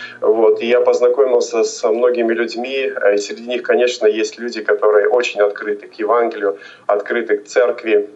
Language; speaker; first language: Russian; native; Russian